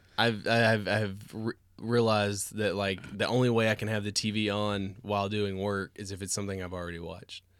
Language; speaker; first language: English; native; English